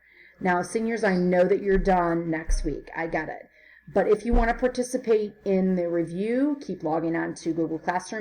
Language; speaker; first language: English; native; English